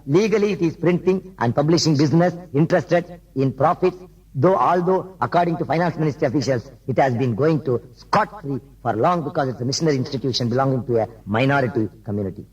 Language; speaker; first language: English; non-native, local second language; Tamil